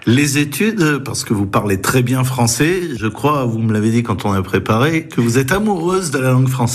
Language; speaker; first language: French; native; French